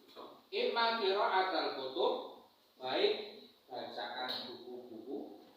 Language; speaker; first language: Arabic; non-native, fluent; Indonesian